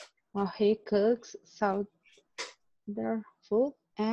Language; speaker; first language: English; non-native, learner; Spanish